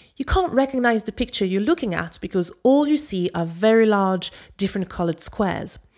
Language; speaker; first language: English; non-native, fluent; French